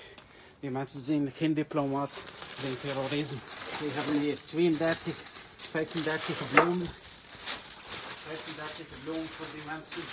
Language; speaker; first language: Dutch; non-native, learner; Arabic